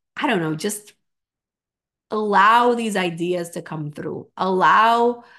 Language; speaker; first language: English; non-native, fluent; Spanish